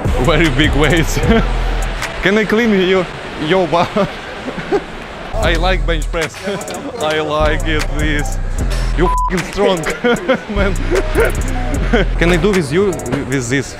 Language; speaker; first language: English; non-native, learner; Russian